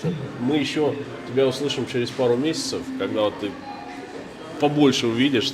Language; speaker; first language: Russian; native; Russian